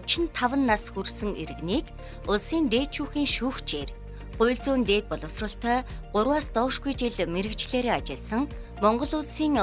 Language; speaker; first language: Mongolian; native; Mongolian